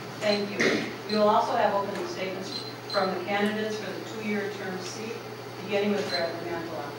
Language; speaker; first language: English; native; English